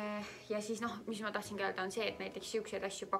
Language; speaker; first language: Estonian; native; Estonian